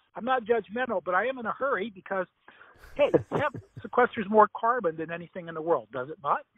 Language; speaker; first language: English; native; English